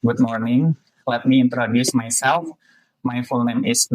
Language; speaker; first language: English; non-native, fluent; Indonesian